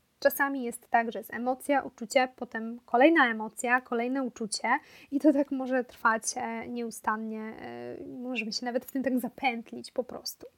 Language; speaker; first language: Polish; native; Polish